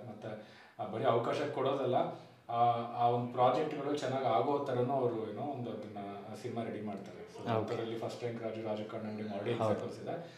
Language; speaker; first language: Kannada; native; Kannada